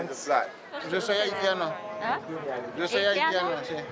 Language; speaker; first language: Spanish; non-native, local second language; Haitian Creole